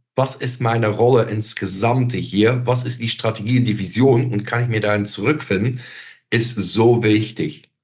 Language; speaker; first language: German; non-native, fluent; Dutch